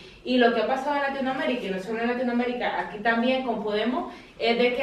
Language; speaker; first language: Spanish; native; Spanish